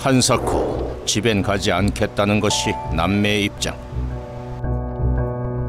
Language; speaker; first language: Korean; native; Korean